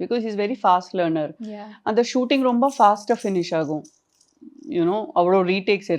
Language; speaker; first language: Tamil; non-native, local second language; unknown